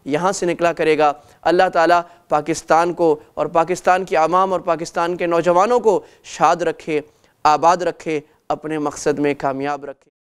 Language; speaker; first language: Urdu; native; Urdu